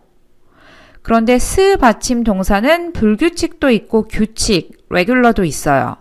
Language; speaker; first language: Korean; native; Korean